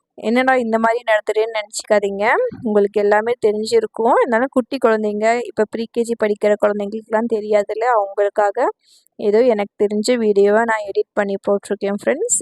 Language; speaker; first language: Tamil; non-native, local second language; Urdu